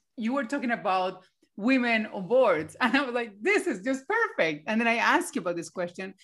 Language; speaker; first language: English; non-native, fluent; Spanish